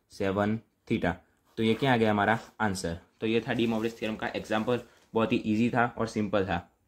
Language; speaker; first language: Hindi; non-native, local second language; Gujarati